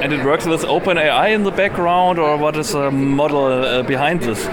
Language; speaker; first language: English; non-native, fluent; German